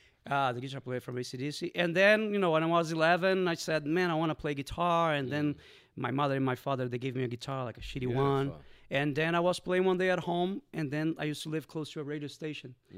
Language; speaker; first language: English; non-native, fluent; Portuguese